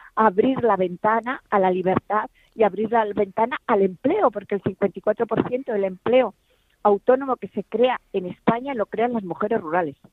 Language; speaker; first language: Spanish; native; Spanish